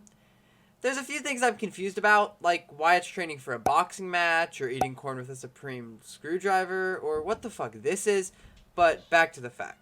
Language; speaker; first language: English; native; English